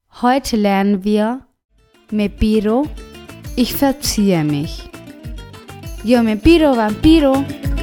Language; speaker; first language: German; non-native, fluent; Spanish